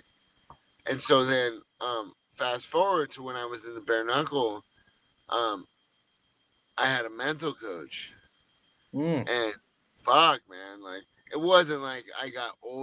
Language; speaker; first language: English; native; English